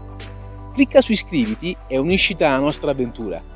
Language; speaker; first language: Italian; native; Italian